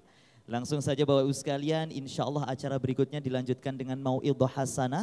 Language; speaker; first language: Indonesian; native; Indonesian